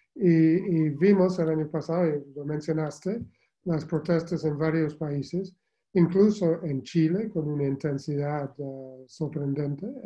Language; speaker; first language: Spanish; non-native, fluent; English